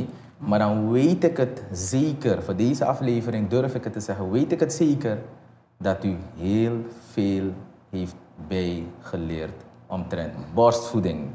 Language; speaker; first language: Dutch; native; Dutch